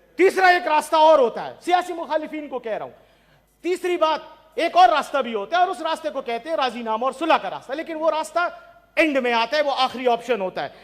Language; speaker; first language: Urdu; non-native, local second language; Pashto